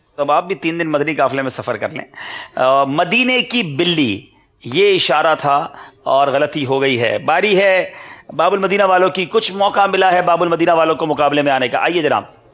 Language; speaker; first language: Urdu; native; Urdu